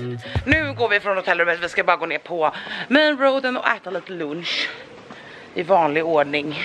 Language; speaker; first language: Swedish; native; Swedish